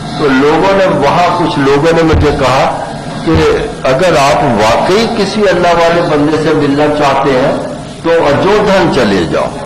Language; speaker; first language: Urdu; non-native, local second language; Punjabi